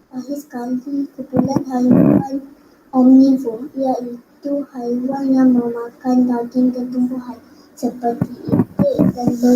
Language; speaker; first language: Malay; native; Malay